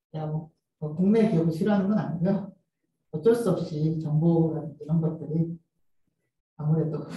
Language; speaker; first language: Korean; native; Korean